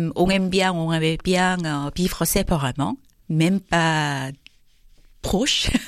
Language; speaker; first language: French; non-native, fluent; Korean